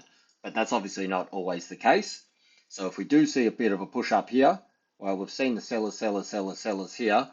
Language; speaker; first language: English; native; English